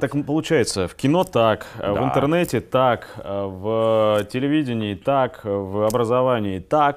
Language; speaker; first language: Russian; native; Russian